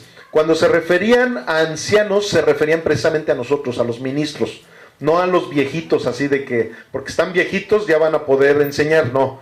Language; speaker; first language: Spanish; native; Spanish